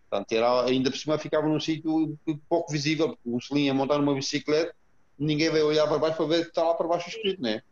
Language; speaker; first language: Portuguese; non-native, fluent; Romanian